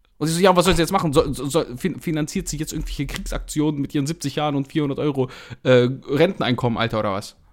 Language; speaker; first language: German; early bilingual, other home language; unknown